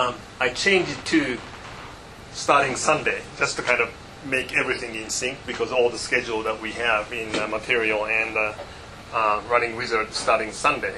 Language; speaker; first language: English; non-native, fluent; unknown